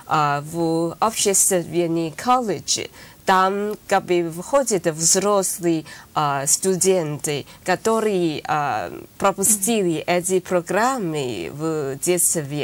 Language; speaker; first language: Russian; non-native, learner; Chinese